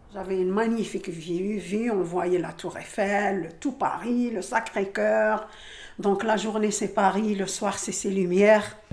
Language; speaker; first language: French; non-native, local second language; Arabic